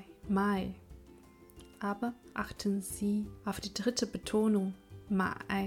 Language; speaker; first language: German; non-native, fluent; Chinese